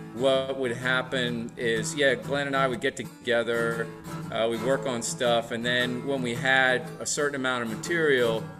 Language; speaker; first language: English; native; English